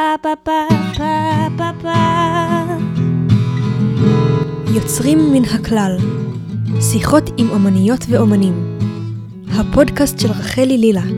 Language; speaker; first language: Hebrew; native; Hebrew